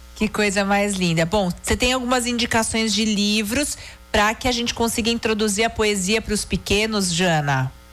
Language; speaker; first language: Portuguese; native; Portuguese